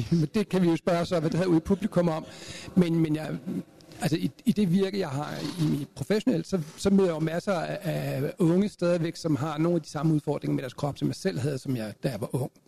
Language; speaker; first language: Danish; native; Danish